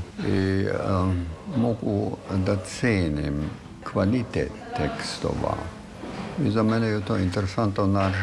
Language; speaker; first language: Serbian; non-native, fluent; German